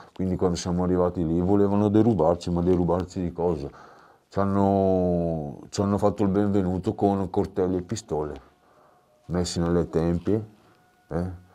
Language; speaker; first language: Italian; native; Italian